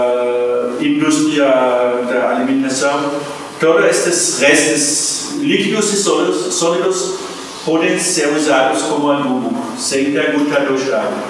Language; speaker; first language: Portuguese; non-native, fluent; German